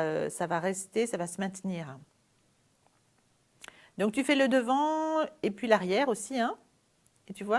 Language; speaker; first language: French; native; French